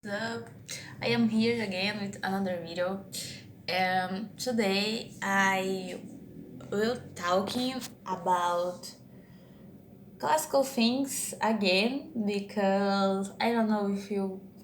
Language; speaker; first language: English; non-native, learner; Portuguese